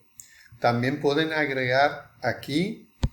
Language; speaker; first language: Spanish; non-native, fluent; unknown